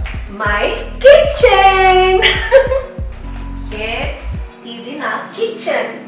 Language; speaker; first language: Telugu; non-native, learner; Malayalam